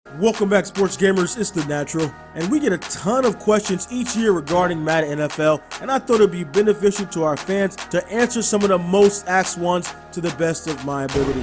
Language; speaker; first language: English; native; English